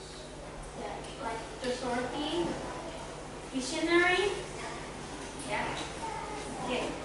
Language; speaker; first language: English; non-native, fluent; Indonesian